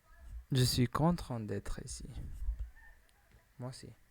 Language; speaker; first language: French; non-native, learner; English